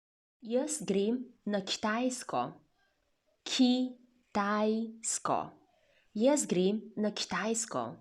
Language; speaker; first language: Slovenian; non-native, fluent; Chinese